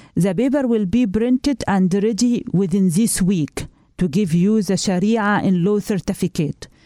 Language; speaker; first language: English; non-native, learner; Arabic